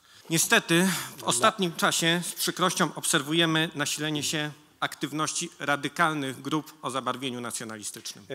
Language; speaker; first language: Polish; native; Polish